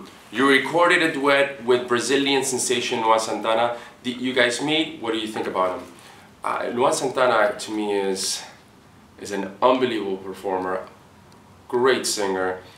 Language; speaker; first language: English; early bilingual, other home language; Spanish